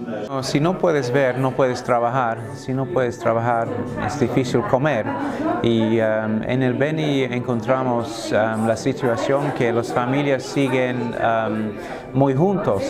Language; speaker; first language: Spanish; non-native, fluent; English